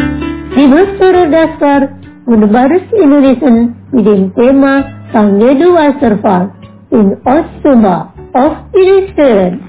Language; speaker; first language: German; non-native, learner; Indonesian